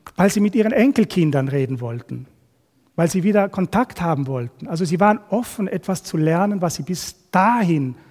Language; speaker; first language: German; non-native, fluent; Spanish